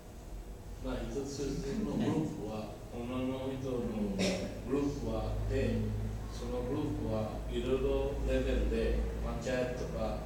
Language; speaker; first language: Japanese; non-native, learner; Bangla